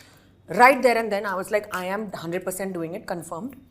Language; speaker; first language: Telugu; non-native, local second language; Hindi